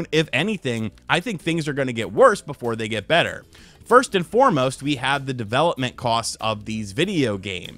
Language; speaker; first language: English; native; English